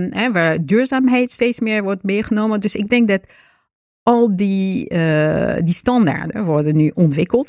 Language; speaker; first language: Dutch; non-native, fluent; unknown